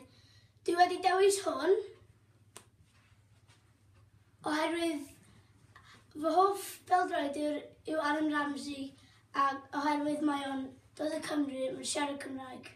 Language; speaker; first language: Welsh; non-native, local second language; English